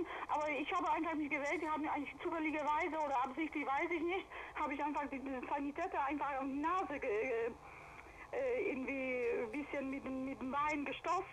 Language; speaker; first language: German; non-native, fluent; Polish